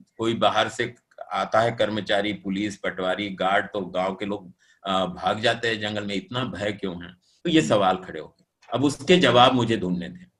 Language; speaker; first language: Hindi; non-native, local second language; Marathi